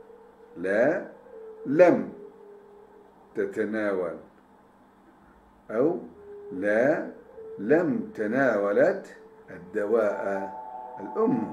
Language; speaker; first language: Arabic; non-native, fluent; Turkish